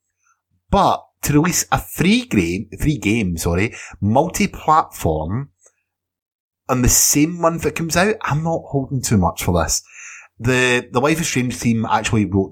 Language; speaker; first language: English; native; English